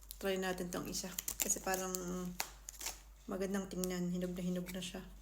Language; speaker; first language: Filipino; non-native, local second language; Bikol